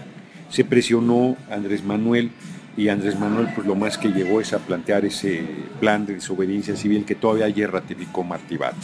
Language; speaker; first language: Spanish; native; Spanish